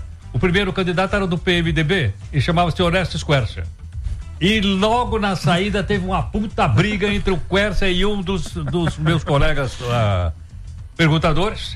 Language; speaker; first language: Portuguese; native; Portuguese